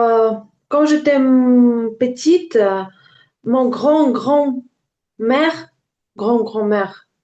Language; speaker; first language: French; non-native, learner; Ukrainian